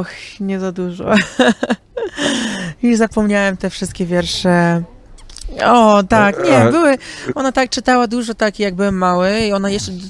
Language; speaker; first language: Polish; early bilingual, heritage; Polish